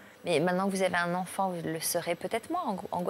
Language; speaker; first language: French; native; French